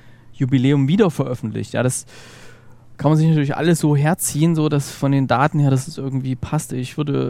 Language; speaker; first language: German; native; German